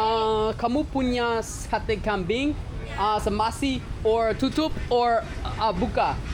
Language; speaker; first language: Indonesian; non-native, learner; English